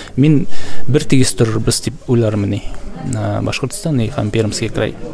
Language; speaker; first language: Tatar; native; Tatar